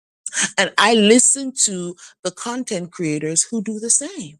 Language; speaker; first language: English; native; English